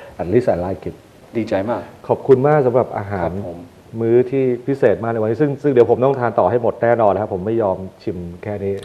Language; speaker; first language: Thai; native; Thai